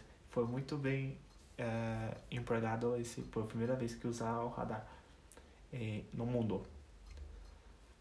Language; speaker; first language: Portuguese; non-native, fluent; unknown